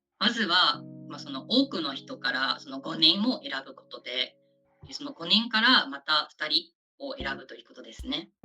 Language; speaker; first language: Japanese; non-native, fluent; Burmese